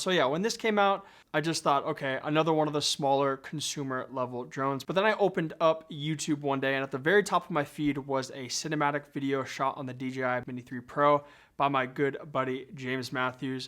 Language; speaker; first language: English; native; English